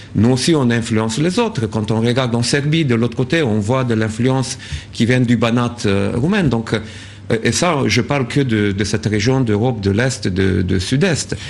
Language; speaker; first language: French; non-native, fluent; Romanian